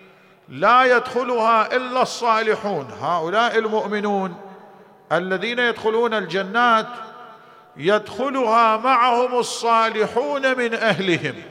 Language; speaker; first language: Arabic; native; Arabic